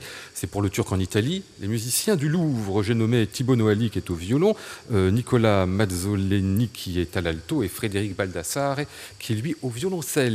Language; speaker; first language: French; native; French